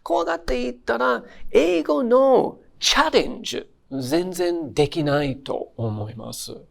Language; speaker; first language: Japanese; non-native, fluent; English